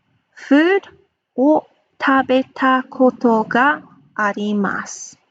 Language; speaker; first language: Japanese; non-native, fluent; English